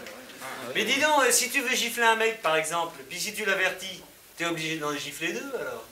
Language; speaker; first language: French; native; French